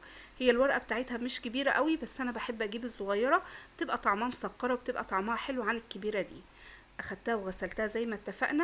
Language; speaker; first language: Arabic; native; Arabic